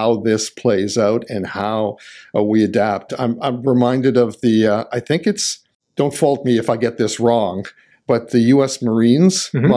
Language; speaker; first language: English; native; English